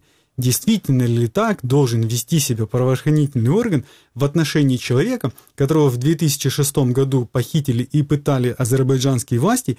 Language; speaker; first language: Russian; native; Russian